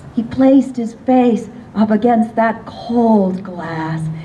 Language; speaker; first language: English; native; English